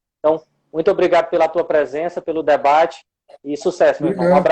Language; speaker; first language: Portuguese; native; Portuguese